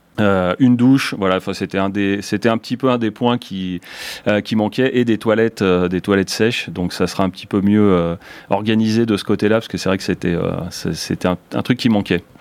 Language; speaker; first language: French; native; French